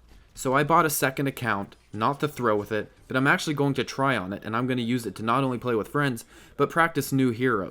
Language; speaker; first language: English; native; English